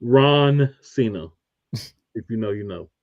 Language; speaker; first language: English; native; English